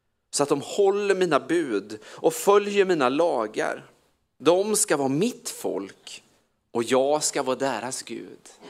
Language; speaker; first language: Swedish; native; Swedish